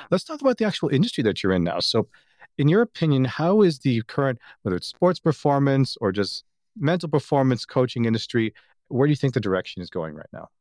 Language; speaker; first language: English; native; English